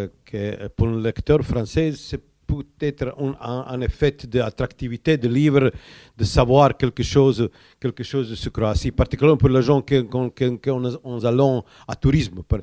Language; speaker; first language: French; non-native, learner; Croatian